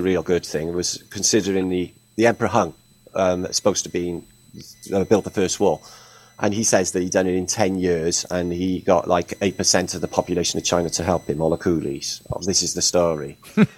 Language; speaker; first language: English; native; English